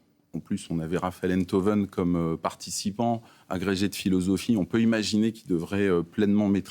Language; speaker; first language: French; native; French